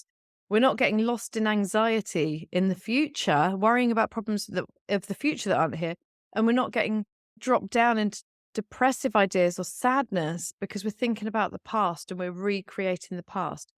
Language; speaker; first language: English; native; English